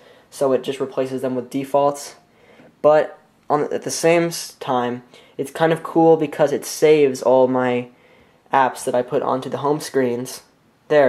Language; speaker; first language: English; native; English